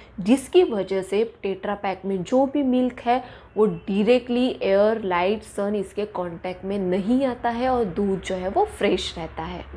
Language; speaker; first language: Hindi; non-native, local second language; Marathi